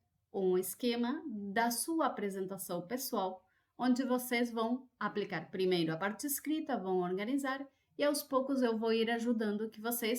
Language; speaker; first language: Portuguese; non-native, fluent; Spanish